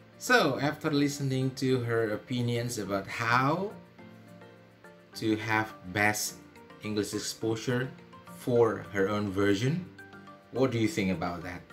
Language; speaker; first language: English; non-native, fluent; Indonesian